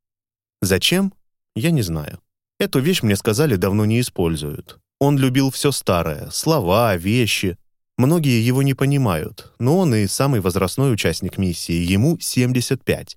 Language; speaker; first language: Russian; native; Russian